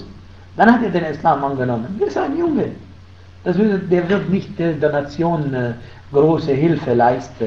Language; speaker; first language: German; non-native, fluent; Arabic